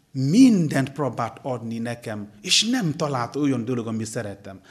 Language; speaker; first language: Hungarian; non-native, fluent; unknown